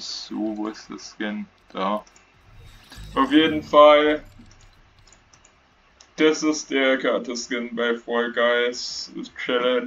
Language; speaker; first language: German; native; German